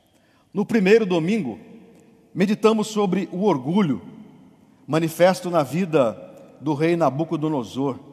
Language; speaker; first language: Portuguese; native; Portuguese